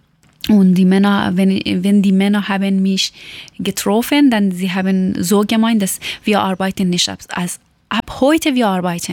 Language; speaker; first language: German; non-native, learner; Persian